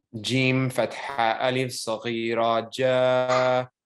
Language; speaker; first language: Arabic; non-native, learner; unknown